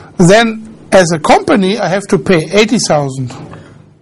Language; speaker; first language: English; non-native, fluent; German